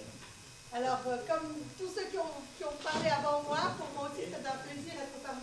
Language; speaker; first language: French; non-native, fluent; Italian